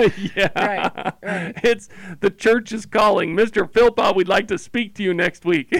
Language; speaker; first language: English; native; English